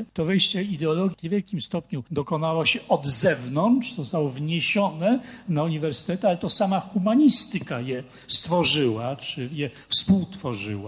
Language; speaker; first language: Polish; native; Polish